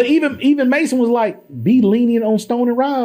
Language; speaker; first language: English; native; English